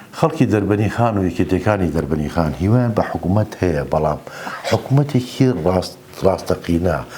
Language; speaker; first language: Central Kurdish; native; Central Kurdish